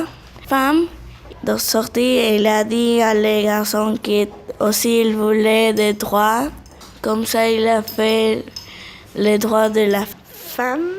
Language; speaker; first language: French; non-native, learner; Spanish